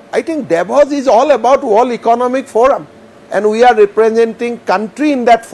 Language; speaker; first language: English; non-native, local second language; Assamese